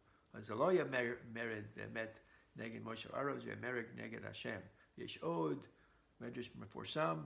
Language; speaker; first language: Hebrew; non-native, fluent; English